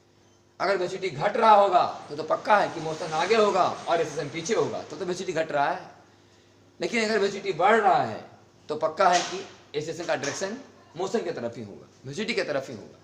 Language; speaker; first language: Hindi; native; Hindi